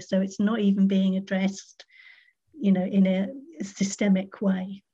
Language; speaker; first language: English; native; English